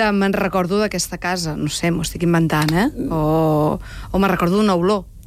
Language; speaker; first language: Catalan; native; Catalan